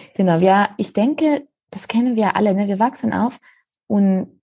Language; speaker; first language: German; non-native, fluent; Spanish